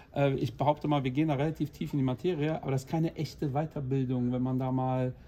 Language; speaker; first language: German; non-native, fluent; Portuguese